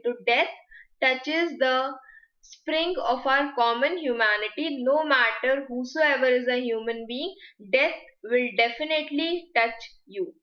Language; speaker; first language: English; non-native, local second language; Hindi